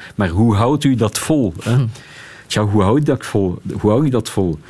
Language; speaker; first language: Dutch; native; Dutch